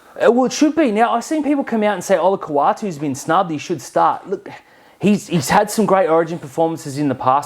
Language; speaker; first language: English; native; English